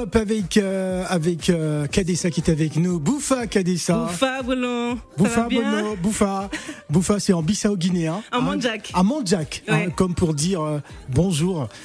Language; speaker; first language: French; native; French